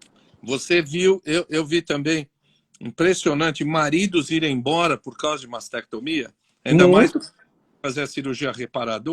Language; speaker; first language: Portuguese; native; Portuguese